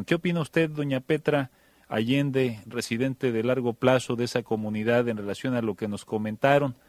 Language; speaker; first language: Spanish; native; Spanish